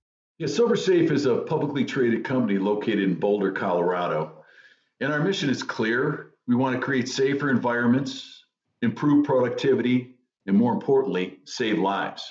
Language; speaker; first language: English; native; English